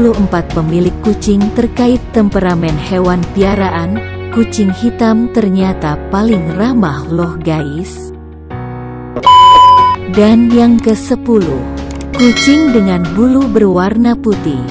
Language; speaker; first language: Indonesian; native; Indonesian